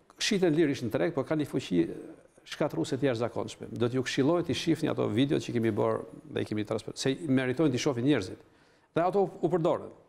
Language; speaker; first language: Albanian; native; Albanian